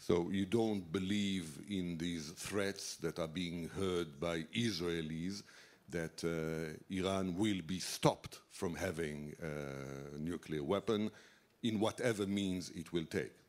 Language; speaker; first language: English; non-native, fluent; Hebrew